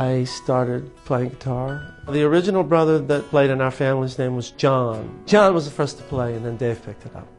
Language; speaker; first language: English; native; English